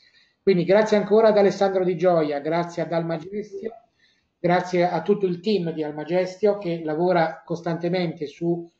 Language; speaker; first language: Italian; native; Italian